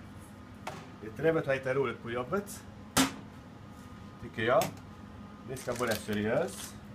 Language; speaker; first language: Swedish; non-native, learner; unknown